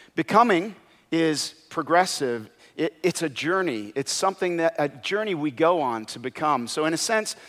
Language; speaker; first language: English; native; English